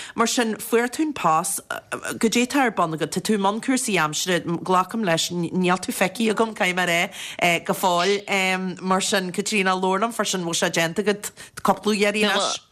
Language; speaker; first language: Irish; native; Irish